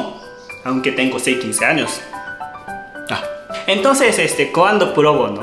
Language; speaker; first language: Spanish; non-native, learner; Japanese